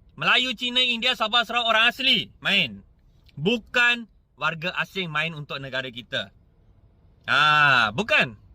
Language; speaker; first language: Malay; non-native, local second language; Punjabi